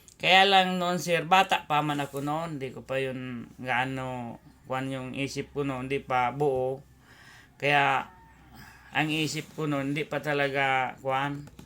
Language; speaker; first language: Filipino; non-native, local second language; Bikol